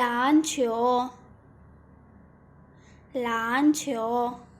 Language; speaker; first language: Chinese; non-native, fluent; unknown